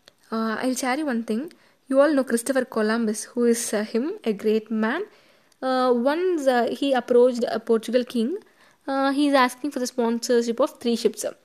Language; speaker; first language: English; non-native, local second language; Tamil